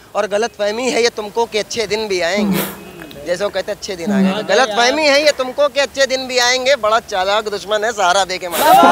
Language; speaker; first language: Hindi; native; Hindi